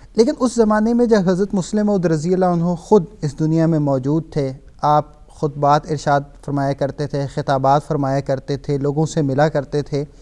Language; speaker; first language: Urdu; native; Urdu